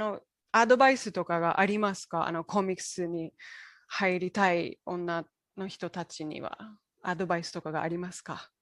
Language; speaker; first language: Japanese; non-native, fluent; English